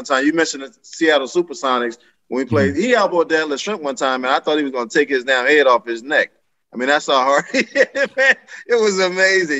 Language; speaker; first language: English; native; English